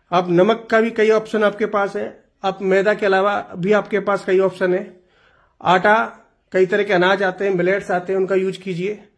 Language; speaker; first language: Hindi; non-native, local second language; Gujarati